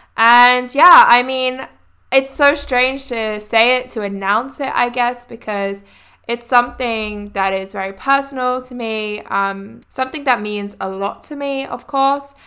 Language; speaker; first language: English; native; English